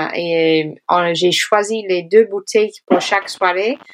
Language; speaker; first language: French; non-native, fluent; English